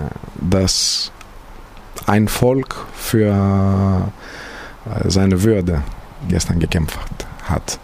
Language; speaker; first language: German; non-native, fluent; Greek